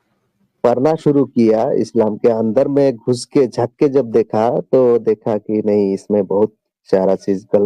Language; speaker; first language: Hindi; non-native, local second language; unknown